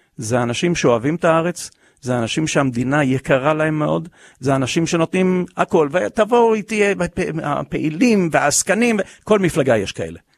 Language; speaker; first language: Hebrew; early bilingual, other home language; English